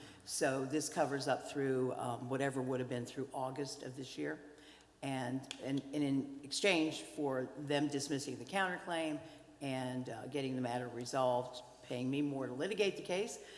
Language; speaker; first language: English; native; English